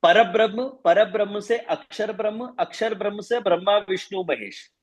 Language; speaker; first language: Hindi; non-native, local second language; Gujarati